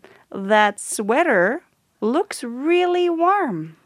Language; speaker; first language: English; native; English